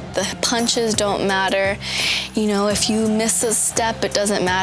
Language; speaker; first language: English; native; English